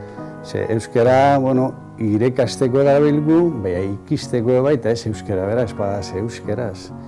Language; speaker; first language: Basque; native; Basque